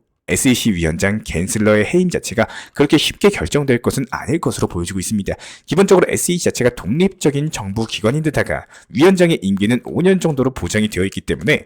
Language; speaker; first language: Korean; native; Korean